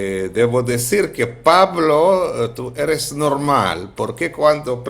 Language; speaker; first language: Spanish; non-native, fluent; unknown